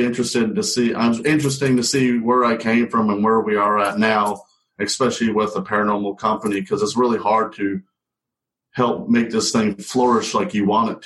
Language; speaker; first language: English; native; English